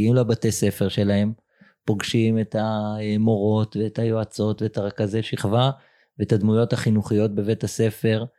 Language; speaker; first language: Hebrew; native; Hebrew